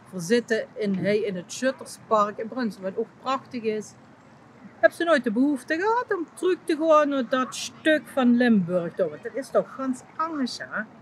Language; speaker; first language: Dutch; native; Dutch